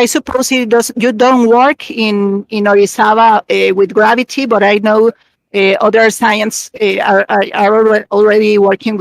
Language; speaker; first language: English; non-native, learner; Spanish